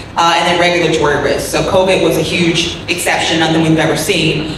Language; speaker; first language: English; native; English